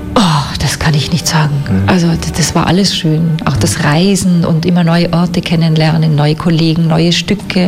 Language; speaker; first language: German; native; German